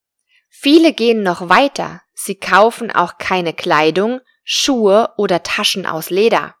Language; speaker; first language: German; non-native, fluent; Spanish